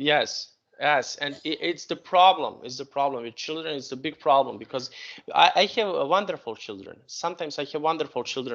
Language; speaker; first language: English; non-native, fluent; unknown